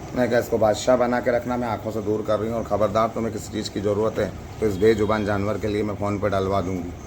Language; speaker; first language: Hindi; native; Hindi